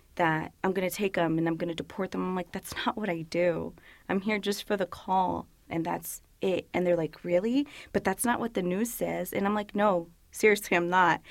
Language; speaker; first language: English; early bilingual, other home language; Spanish